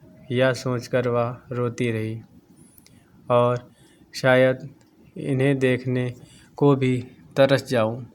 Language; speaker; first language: Hindi; native; Hindi